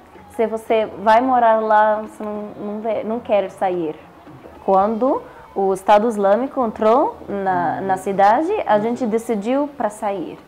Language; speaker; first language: Portuguese; non-native, learner; Arabic